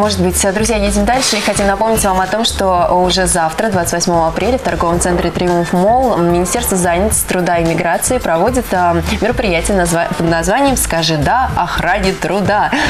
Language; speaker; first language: Russian; native; Russian